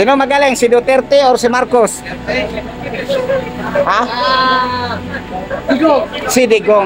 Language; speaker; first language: Filipino; non-native, local second language; Cebuano